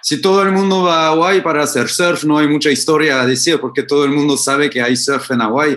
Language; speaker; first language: Spanish; non-native, fluent; French